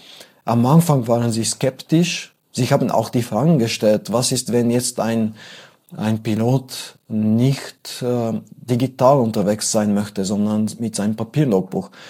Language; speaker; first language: German; non-native, fluent; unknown